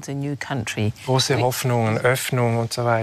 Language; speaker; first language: German; native; German